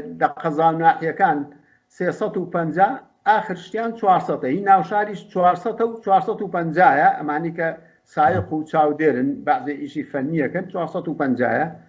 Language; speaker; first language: Central Kurdish; native; Central Kurdish